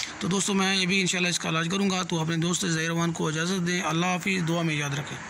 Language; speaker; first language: Hindi; non-native, local second language; Punjabi